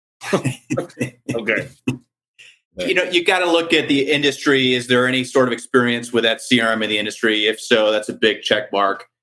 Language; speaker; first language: English; native; English